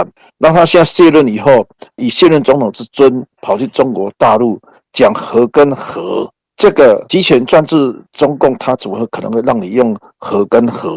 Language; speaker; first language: Chinese; native; Chinese